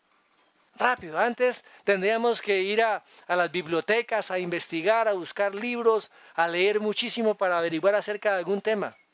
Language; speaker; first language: Spanish; native; Spanish